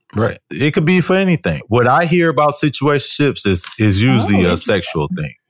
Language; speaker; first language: English; native; English